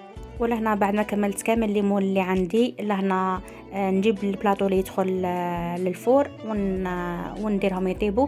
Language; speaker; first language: Arabic; native; Arabic